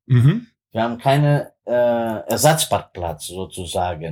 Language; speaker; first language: German; non-native, fluent; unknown